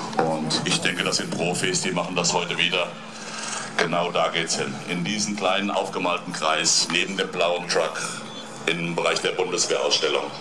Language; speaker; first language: German; native; German